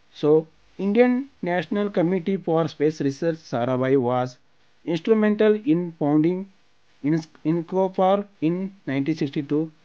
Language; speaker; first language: English; non-native, local second language; Kannada